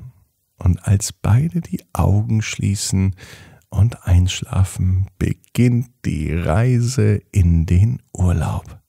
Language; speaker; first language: German; native; German